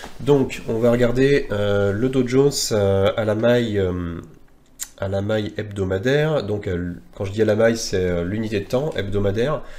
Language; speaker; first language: French; native; French